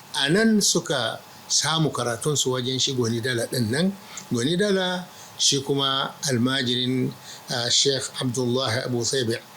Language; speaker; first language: Hausa; non-native, local second language; Arabic